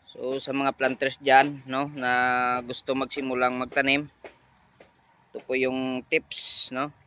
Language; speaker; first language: Filipino; non-native, local second language; Cebuano